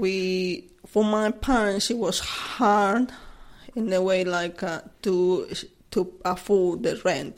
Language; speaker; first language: English; non-native, learner; Spanish